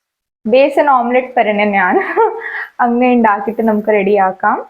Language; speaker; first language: Malayalam; non-native, local second language; Hindi